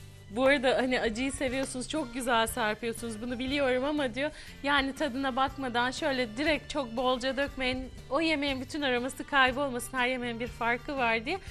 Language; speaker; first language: Turkish; native; Turkish